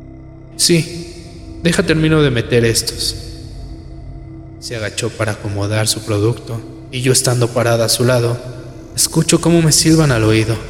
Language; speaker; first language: Spanish; native; Spanish